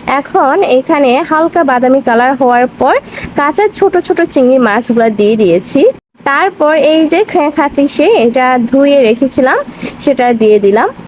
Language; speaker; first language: Bangla; non-native, local second language; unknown